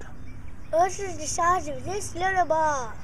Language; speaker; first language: English; native; English